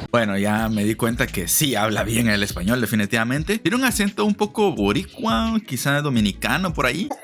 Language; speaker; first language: Spanish; native; Spanish